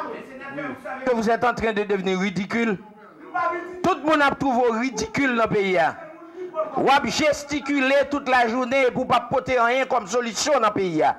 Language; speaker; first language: French; non-native, local second language; Haitian Creole